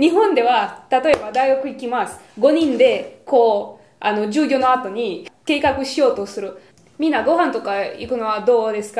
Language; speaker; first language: Japanese; non-native, fluent; Romanian